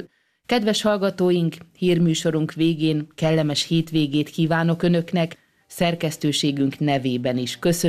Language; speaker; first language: Hungarian; native; Hungarian